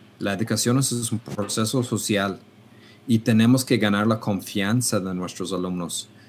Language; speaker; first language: Spanish; non-native, fluent; English